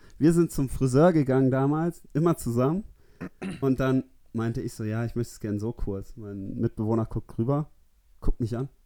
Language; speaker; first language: German; early bilingual, heritage; German